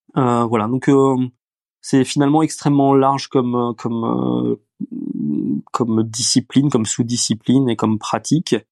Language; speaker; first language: French; early bilingual, other home language; Romanian